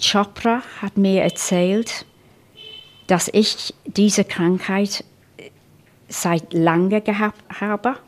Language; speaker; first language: German; non-native, fluent; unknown